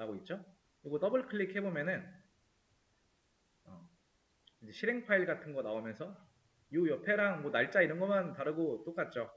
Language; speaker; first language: Korean; native; Korean